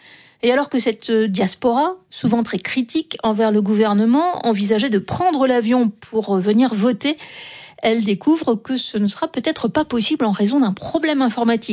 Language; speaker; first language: French; native; French